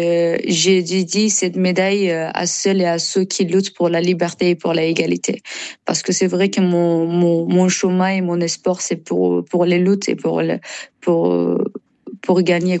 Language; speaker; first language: French; non-native, learner; Persian